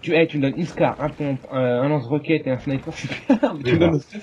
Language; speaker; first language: French; native; French